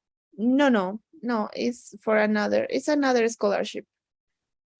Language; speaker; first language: English; non-native, learner; Spanish